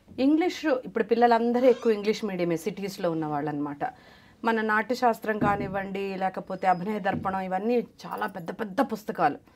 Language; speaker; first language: Telugu; non-native, local second language; Malayalam